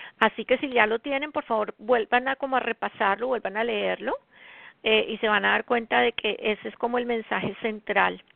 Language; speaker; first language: Spanish; native; Spanish